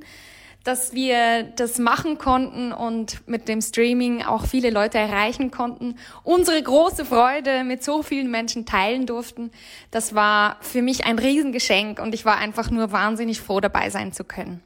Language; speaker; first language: German; native; German